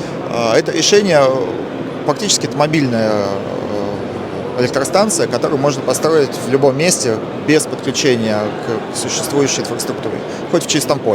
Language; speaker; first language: Russian; native; Russian